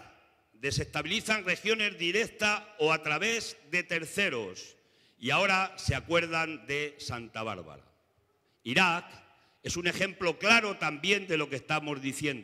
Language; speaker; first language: Spanish; native; Spanish